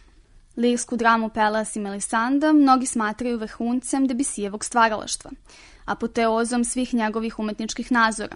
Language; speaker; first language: Serbian; native; Serbian